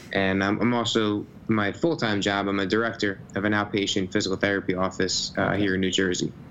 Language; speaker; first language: English; native; English